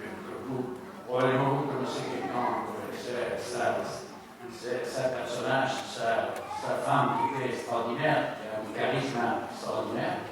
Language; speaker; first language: French; non-native, learner; Spanish